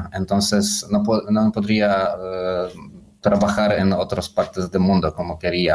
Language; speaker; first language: Spanish; non-native, learner; Polish